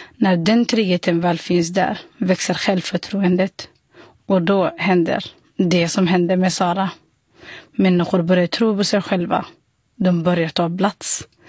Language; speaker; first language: Swedish; non-native, fluent; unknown